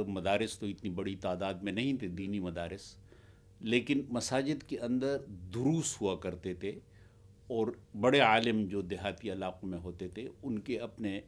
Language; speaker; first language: Urdu; non-native, local second language; Pashto